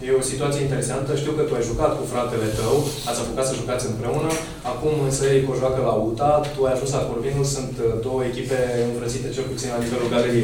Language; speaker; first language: Romanian; native; Romanian